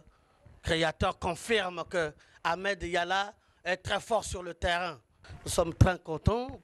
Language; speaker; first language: French; non-native, local second language; Lingala